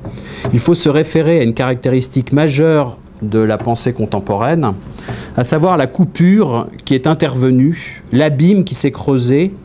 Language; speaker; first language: French; native; French